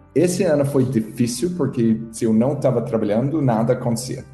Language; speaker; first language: Portuguese; non-native, fluent; English